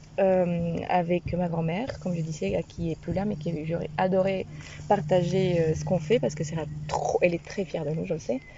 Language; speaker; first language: French; non-native, fluent; Spanish